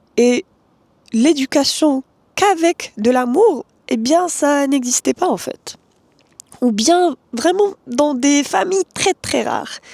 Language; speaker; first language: French; non-native, local second language; Arabic